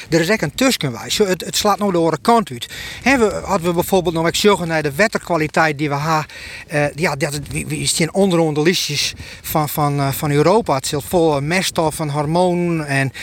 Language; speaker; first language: Dutch; native; Dutch